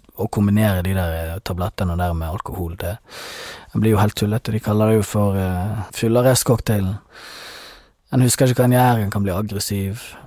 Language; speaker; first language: Norwegian; native; Norwegian